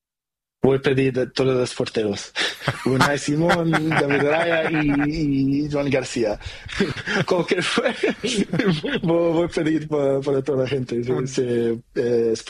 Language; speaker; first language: Spanish; non-native, learner; Portuguese